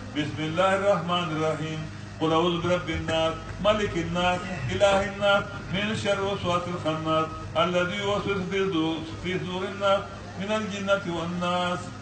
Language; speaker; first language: Urdu; non-native, local second language; Pashto